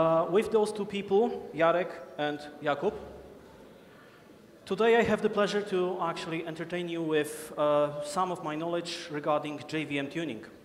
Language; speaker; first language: English; non-native, fluent; Polish